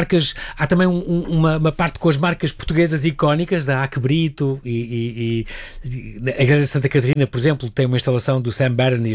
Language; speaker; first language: Portuguese; native; Portuguese